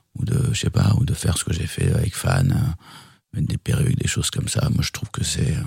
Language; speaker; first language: French; native; French